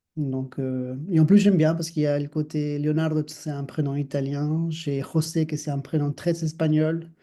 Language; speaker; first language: French; non-native, fluent; Spanish